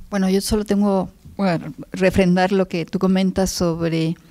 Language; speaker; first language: Spanish; native; Spanish